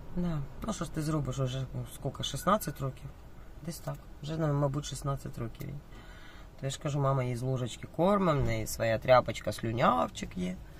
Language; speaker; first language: Ukrainian; non-native, local second language; Russian